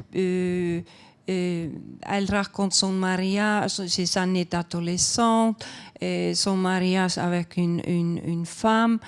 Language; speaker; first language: French; non-native, fluent; Icelandic